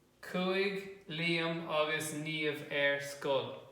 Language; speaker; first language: Irish; non-native, local second language; English